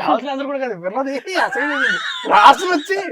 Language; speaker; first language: Telugu; native; Telugu